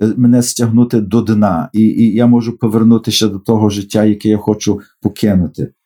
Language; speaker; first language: Ukrainian; early bilingual, heritage; Ukrainian